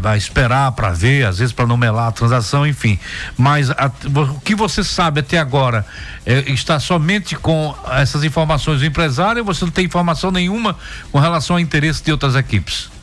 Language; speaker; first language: Portuguese; native; Portuguese